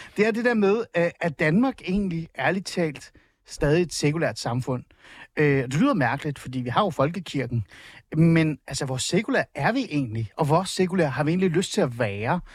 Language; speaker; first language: Danish; early bilingual, other home language; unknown